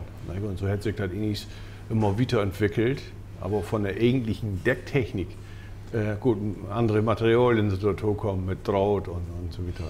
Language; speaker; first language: German; native; German